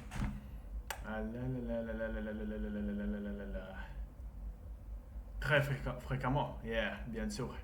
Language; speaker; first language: French; non-native, learner; Russian